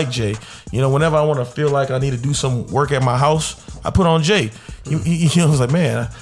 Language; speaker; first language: English; native; English